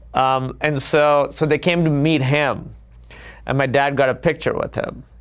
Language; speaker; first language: English; non-native, local second language; Urdu